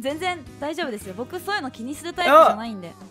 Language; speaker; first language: Japanese; native; Japanese